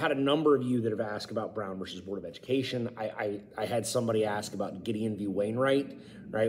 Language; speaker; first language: English; native; English